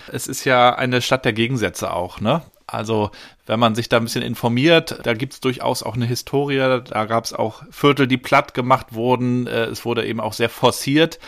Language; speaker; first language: German; native; German